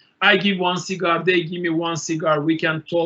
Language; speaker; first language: English; non-native, learner; Turkish